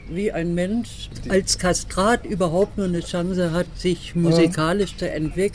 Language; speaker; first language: German; native; German